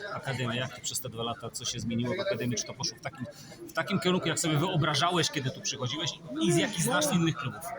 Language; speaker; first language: Polish; native; Polish